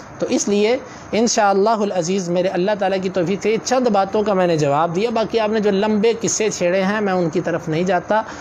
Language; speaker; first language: Urdu; non-native, local second language; Punjabi